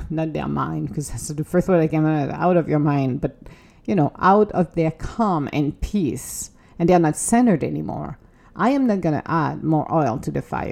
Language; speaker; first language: English; non-native, fluent; French